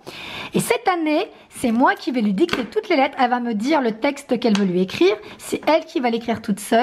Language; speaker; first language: French; native; French